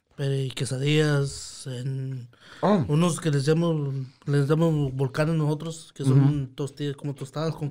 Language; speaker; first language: Spanish; native; Spanish